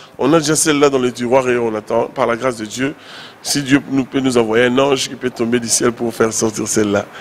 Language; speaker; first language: French; non-native, local second language; Lingala